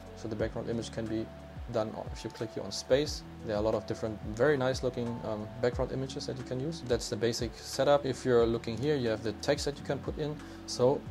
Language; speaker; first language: English; non-native, fluent; German